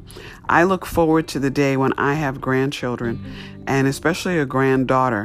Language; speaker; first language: English; native; English